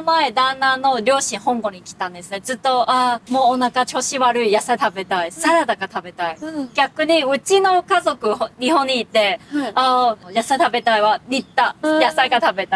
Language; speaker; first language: Japanese; non-native, fluent; Cantonese